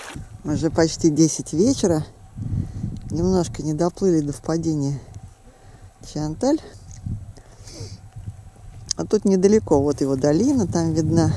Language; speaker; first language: Russian; native; Russian